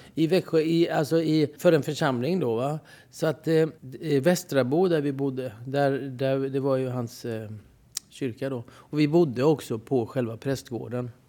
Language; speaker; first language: Swedish; native; Swedish